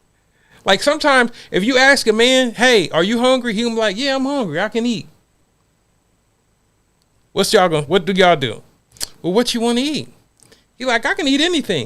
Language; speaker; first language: English; native; English